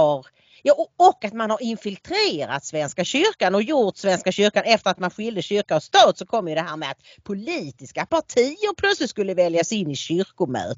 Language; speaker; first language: Swedish; native; Swedish